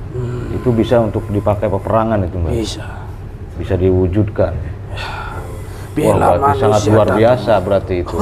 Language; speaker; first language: Indonesian; native; Indonesian